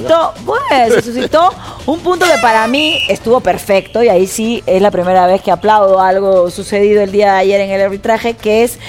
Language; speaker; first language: Spanish; native; Spanish